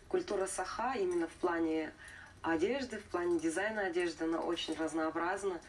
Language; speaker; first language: Russian; native; Russian